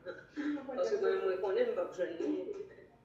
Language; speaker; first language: French; native; French